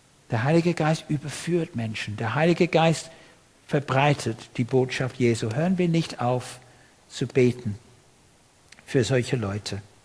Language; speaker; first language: German; non-native, fluent; English